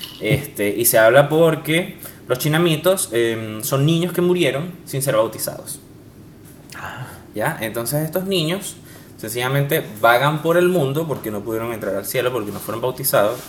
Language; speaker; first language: Spanish; native; Spanish